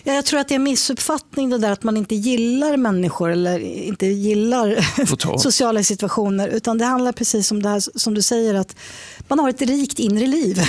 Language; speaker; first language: Swedish; native; Swedish